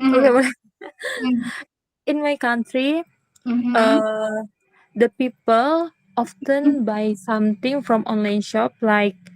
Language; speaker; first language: English; non-native, learner; Indonesian